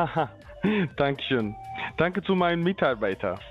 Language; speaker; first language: German; non-native, learner; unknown